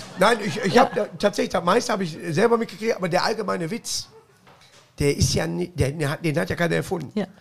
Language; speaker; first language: German; native; German